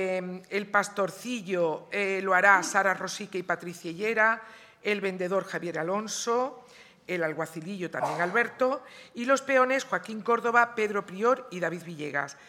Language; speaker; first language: Spanish; native; Spanish